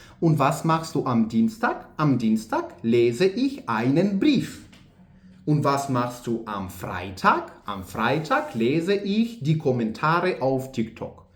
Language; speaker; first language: German; non-native, fluent; Ukrainian